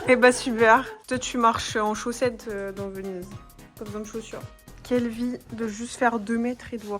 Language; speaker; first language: French; native; French